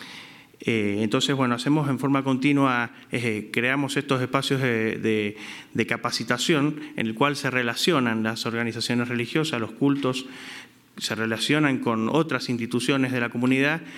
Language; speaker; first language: Spanish; native; Spanish